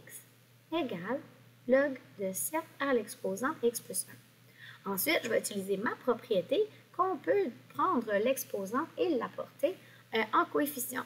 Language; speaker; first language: French; native; French